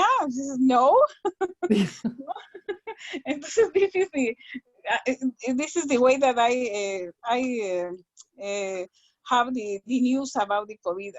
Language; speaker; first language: English; non-native, learner; Spanish